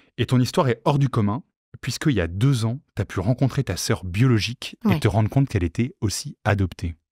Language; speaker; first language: French; native; French